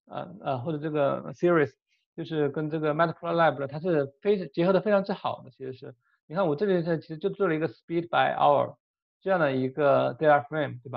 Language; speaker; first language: Chinese; native; Chinese